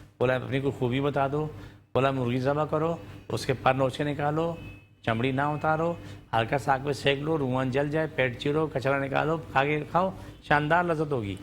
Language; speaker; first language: Urdu; non-native, local second language; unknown